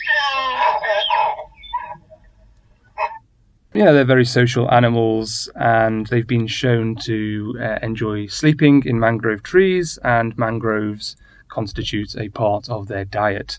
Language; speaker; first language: English; native; English